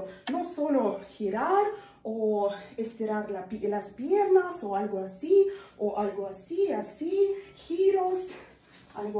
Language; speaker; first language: Spanish; non-native, learner; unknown